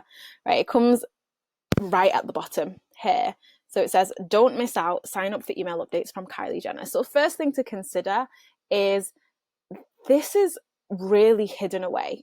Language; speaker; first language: English; native; English